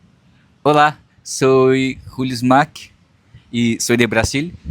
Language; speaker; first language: Spanish; non-native, learner; Portuguese